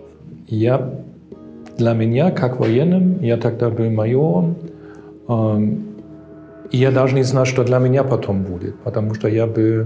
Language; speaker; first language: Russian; non-native, fluent; German